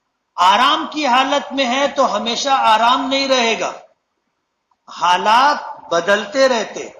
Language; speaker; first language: Urdu; native; Urdu